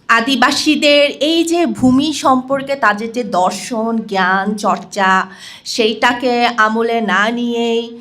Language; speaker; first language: Bangla; non-native, local second language; Chakma